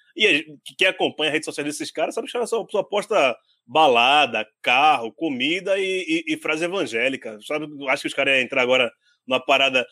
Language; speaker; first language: Portuguese; native; Portuguese